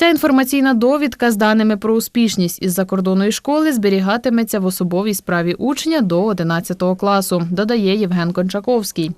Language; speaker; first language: Ukrainian; native; Ukrainian